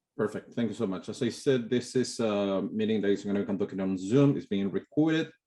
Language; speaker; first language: English; non-native, fluent; Spanish